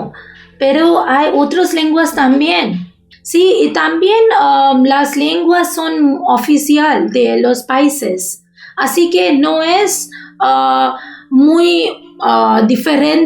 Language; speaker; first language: Spanish; non-native, learner; Bangla